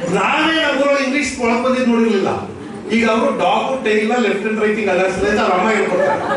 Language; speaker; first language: Kannada; native; Kannada